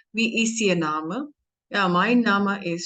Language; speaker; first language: German; non-native, learner; Hindi